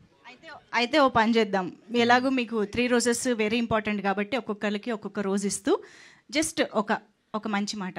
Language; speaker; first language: Telugu; native; Telugu